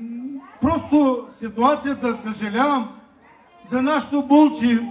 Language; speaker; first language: Bulgarian; non-native, local second language; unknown